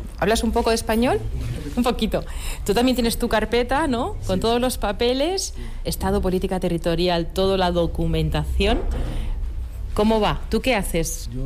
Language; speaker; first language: Spanish; native; Spanish